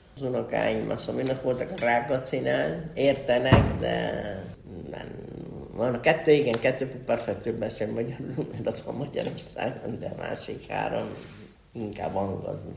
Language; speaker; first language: Hungarian; early bilingual, heritage; Hungarian